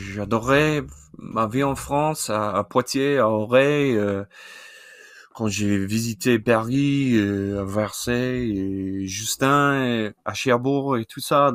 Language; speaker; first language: French; non-native, learner; English